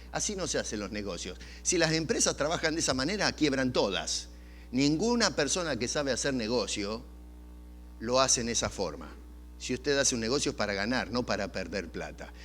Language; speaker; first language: Spanish; native; Spanish